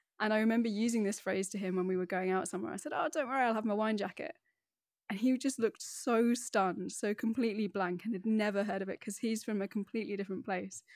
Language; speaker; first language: English; native; English